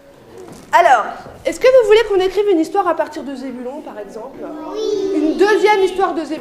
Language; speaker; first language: French; native; French